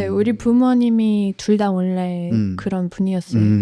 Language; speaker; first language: Korean; non-native, fluent; Polish